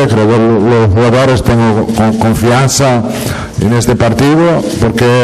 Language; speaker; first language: Spanish; non-native, fluent; Italian